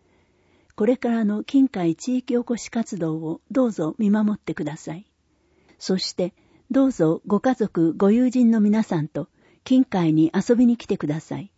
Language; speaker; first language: Japanese; native; Japanese